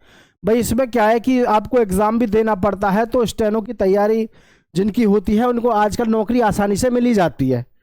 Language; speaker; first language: Hindi; native; Hindi